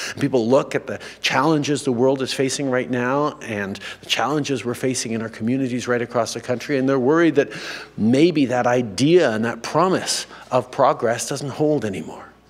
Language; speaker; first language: English; native; English